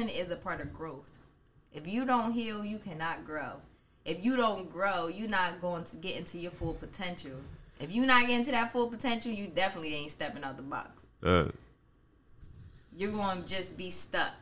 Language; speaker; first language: English; native; English